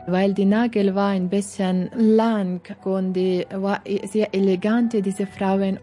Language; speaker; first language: German; non-native, learner; Persian